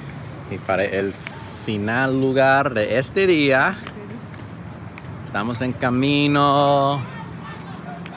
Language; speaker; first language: Spanish; non-native, learner; English